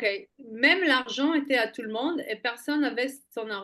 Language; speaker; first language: French; non-native, fluent; Hebrew